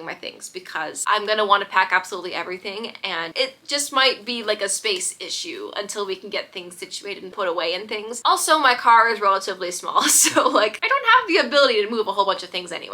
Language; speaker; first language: English; native; English